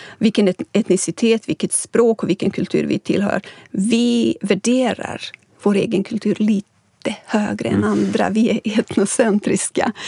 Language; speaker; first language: Swedish; non-native, fluent; Bosnian